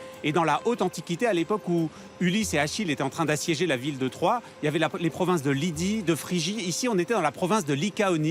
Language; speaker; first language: French; native; French